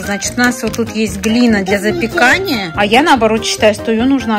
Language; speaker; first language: Russian; native; Russian